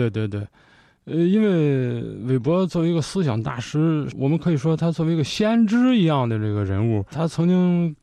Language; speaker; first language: Chinese; native; Chinese